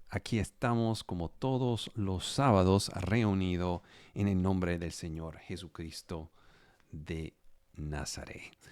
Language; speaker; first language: Spanish; non-native, fluent; Italian